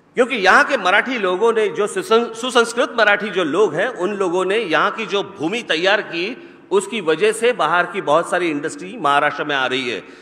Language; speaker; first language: Hindi; non-native, local second language; Marathi